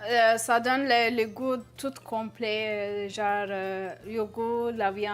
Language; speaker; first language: French; non-native, learner; Turkish